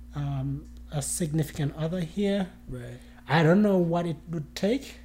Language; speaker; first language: English; non-native, fluent; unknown